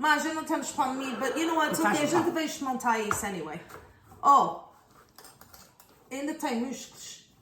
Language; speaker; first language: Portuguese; early bilingual, heritage; Portuguese